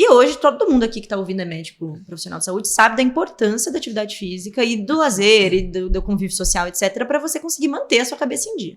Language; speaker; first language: Portuguese; native; Portuguese